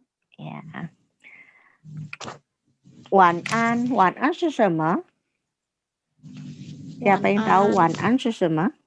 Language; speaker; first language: Chinese; non-native, fluent; Indonesian